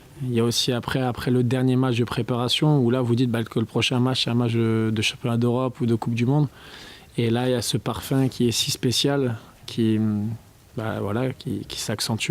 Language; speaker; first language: French; native; French